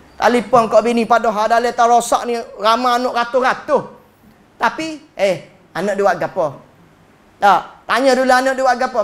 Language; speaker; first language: Malay; native; Malay